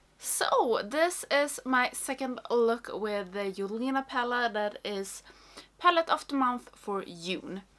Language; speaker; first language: English; non-native, fluent; Swedish